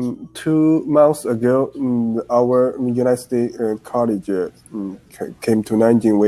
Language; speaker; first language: English; non-native, learner; Chinese